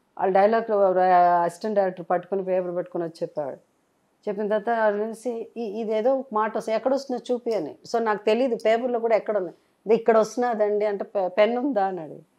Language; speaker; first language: Telugu; native; Telugu